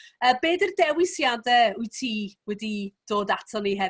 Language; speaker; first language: Welsh; native; Welsh